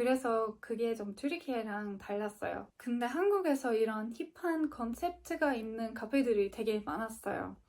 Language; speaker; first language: Korean; non-native, fluent; Turkish